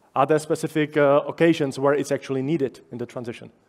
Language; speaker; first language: English; non-native, fluent; Czech